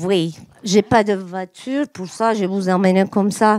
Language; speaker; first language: French; non-native, learner; Turkish